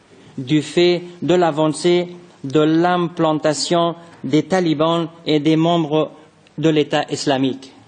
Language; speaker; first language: French; non-native, fluent; Persian